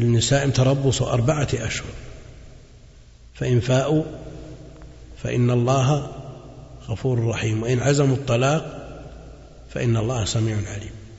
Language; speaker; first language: Arabic; native; Arabic